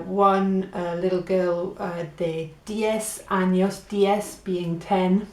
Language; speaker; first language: Spanish; non-native, fluent; English